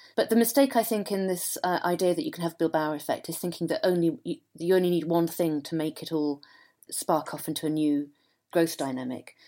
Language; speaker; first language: English; native; English